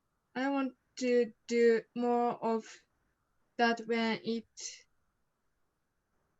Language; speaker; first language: English; non-native, learner; Japanese